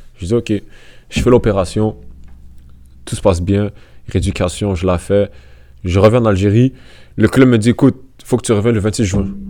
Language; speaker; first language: French; native; French